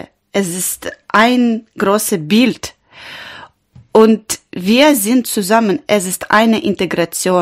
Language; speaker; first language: German; non-native, learner; Ukrainian